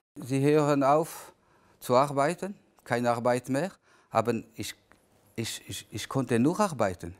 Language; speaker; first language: German; non-native, local second language; French